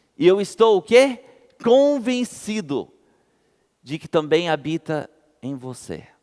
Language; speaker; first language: Portuguese; non-native, fluent; English